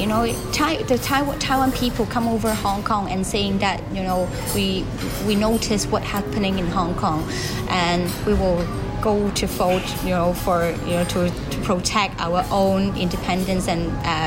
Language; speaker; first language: English; non-native, local second language; Cantonese